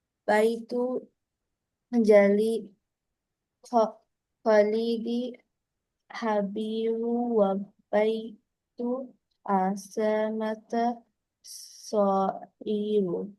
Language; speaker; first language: Arabic; non-native, learner; Bangla